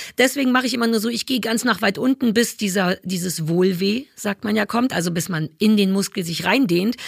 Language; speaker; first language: German; native; German